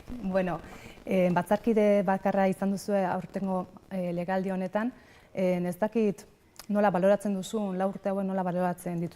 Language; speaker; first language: Basque; native; Basque